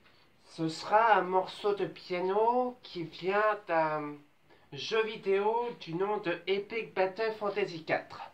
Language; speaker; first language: French; native; French